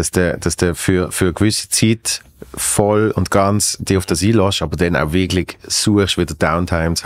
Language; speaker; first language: German; native; German